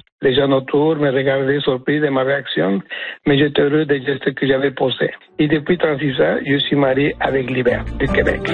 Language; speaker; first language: French; non-native, fluent; Spanish